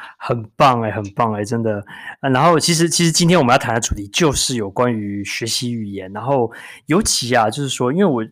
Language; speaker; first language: Chinese; native; Chinese